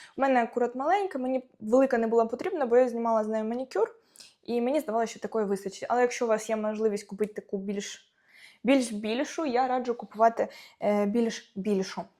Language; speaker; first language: Ukrainian; non-native, local second language; Russian